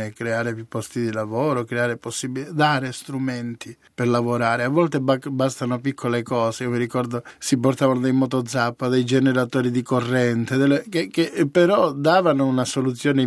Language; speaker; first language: Italian; native; Italian